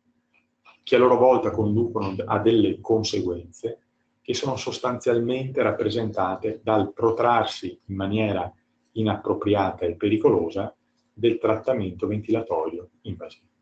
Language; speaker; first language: Italian; native; Italian